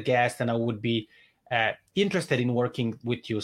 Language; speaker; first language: English; non-native, fluent; Italian